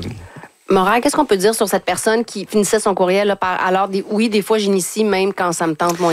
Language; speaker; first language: French; native; French